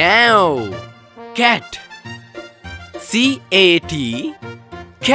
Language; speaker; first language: English; non-native, learner; Sinhala